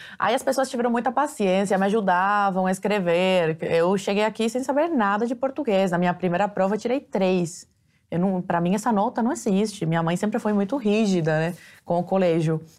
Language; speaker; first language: Portuguese; early bilingual, other home language; Spanish